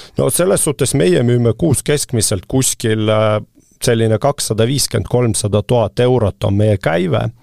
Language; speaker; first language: Estonian; non-native, local second language; Russian